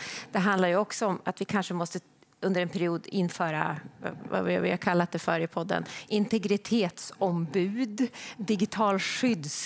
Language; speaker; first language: Swedish; native; Swedish